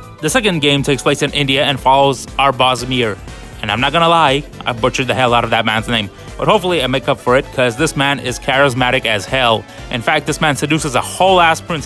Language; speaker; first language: English; native; English